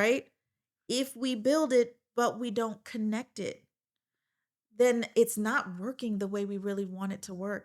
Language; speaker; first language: English; native; English